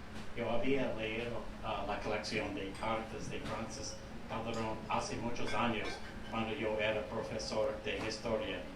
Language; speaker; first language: Spanish; non-native, fluent; English